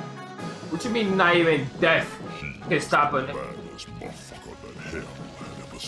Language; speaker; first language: English; native; English